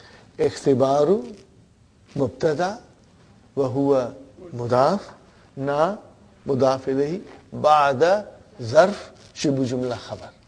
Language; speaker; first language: Arabic; non-native, fluent; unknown